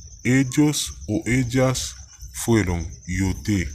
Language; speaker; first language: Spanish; non-native, fluent; Haitian Creole